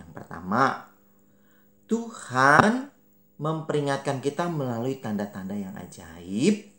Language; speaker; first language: Malay; native; Malay